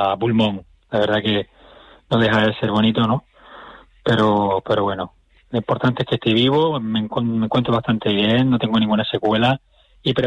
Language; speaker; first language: Spanish; native; Spanish